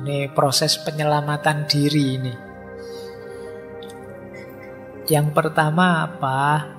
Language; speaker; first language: Indonesian; native; Indonesian